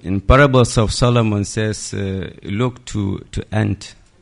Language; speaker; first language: English; non-native, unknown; Lithuanian